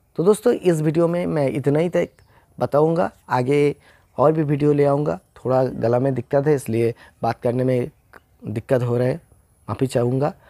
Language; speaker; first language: Hindi; non-native, local second language; Bangla